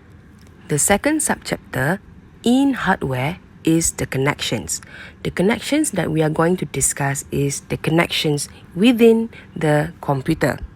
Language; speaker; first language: English; non-native, local second language; Malay